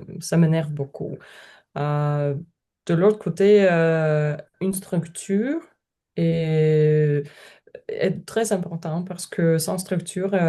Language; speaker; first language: French; non-native, learner; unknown